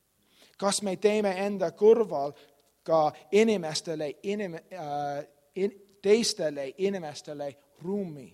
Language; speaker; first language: Estonian; non-native, learner; English